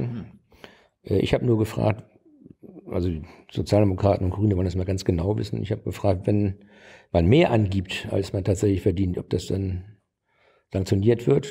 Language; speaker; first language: German; native; German